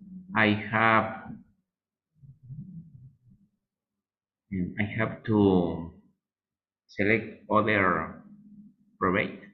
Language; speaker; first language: English; non-native, learner; Spanish